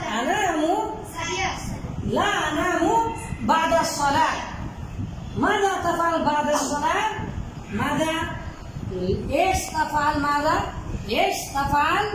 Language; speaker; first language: Arabic; non-native, fluent; Bangla